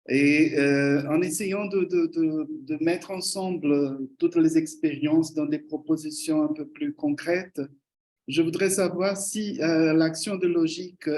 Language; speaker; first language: French; non-native, fluent; Portuguese